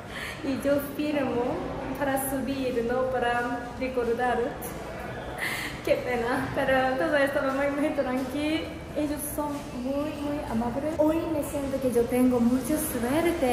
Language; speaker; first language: Spanish; non-native, learner; Japanese